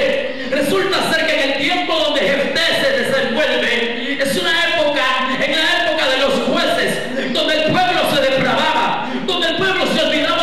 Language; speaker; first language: Spanish; native; Spanish